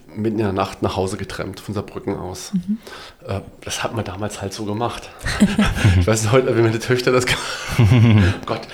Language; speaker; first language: German; native; German